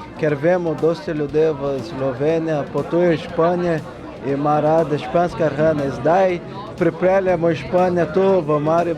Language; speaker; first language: Slovenian; non-native, learner; Portuguese